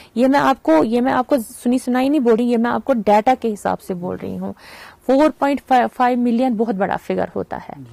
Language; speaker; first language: Hindi; non-native, local second language; Kashmiri